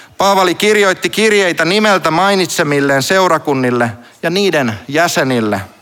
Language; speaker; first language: Finnish; native; Finnish